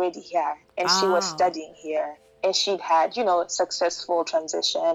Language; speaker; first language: English; non-native, local second language; Shona